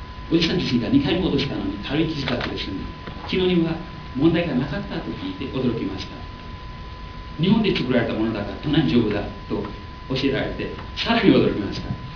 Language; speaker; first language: Japanese; non-native, fluent; Nepali